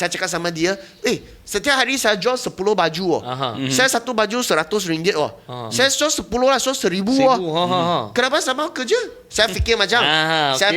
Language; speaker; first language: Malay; non-native, local second language; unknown